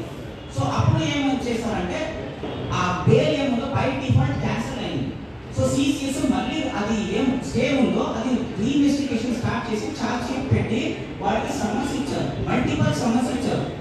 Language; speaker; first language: Telugu; non-native, local second language; Urdu